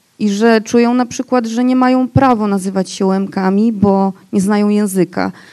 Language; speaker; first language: Polish; non-native, local second language; Rusyn